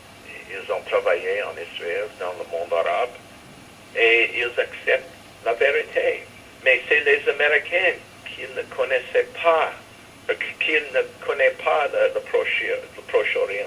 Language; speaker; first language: French; non-native, fluent; English